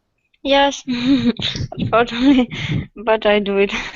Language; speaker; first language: English; non-native, learner; Russian